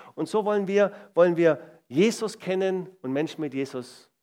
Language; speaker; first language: German; native; German